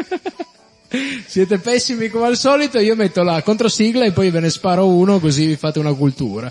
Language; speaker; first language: Italian; native; Italian